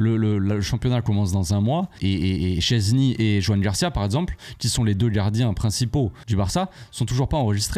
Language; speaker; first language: French; native; French